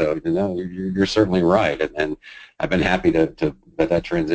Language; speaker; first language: English; native; English